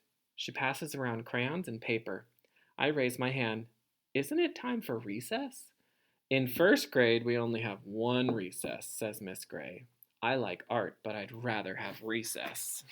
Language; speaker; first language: English; native; English